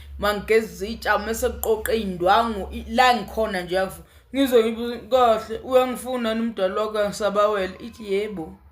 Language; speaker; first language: Zulu; native; Zulu